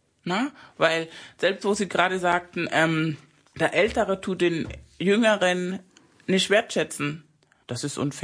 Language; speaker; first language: German; non-native, fluent; Spanish